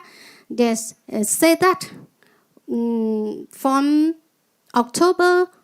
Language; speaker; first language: English; non-native, learner; Vietnamese